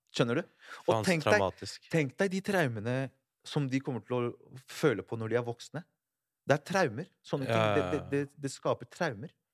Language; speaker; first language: Norwegian; early bilingual, other home language; Spanish